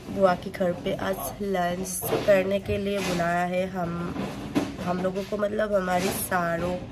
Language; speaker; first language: Hindi; non-native, local second language; Assamese